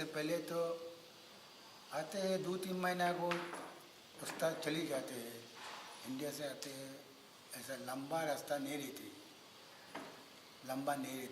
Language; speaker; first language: Hindi; non-native, learner; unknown